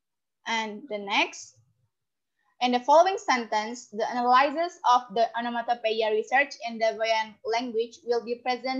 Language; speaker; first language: English; non-native, learner; Indonesian